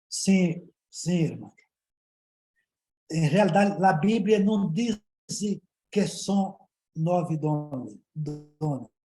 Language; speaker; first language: Spanish; non-native, learner; Portuguese